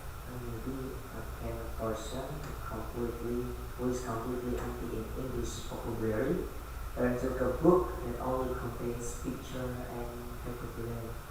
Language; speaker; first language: English; non-native, learner; Indonesian